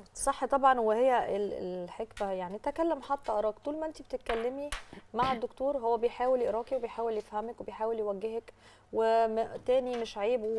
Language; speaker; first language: Arabic; native; Arabic